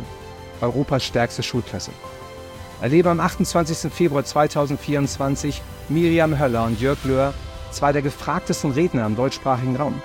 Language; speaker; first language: German; native; German